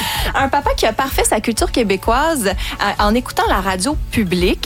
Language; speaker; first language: French; native; French